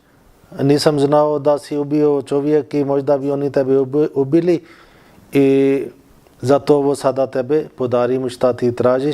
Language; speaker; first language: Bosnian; non-native, fluent; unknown